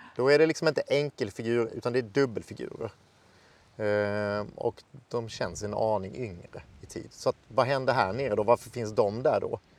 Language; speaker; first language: Swedish; native; Swedish